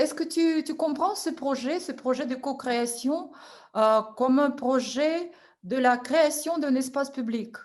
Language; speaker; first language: French; non-native, fluent; Russian